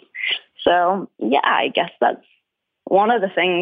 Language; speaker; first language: English; native; English